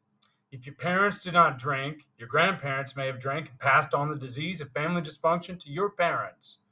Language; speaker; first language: English; native; English